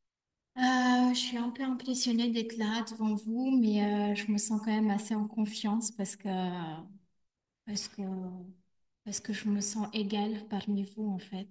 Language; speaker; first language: French; native; French